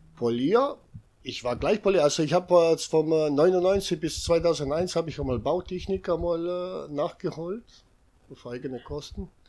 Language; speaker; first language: German; non-native, fluent; Serbian